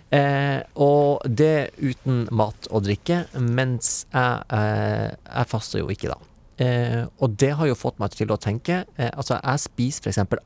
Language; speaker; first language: Norwegian; native; Norwegian